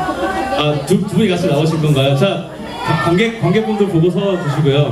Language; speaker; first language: Korean; native; Korean